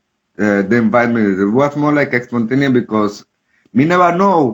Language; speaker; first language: English; non-native, local second language; Spanish